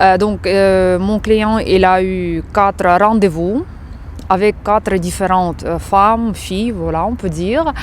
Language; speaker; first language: French; non-native, fluent; Ukrainian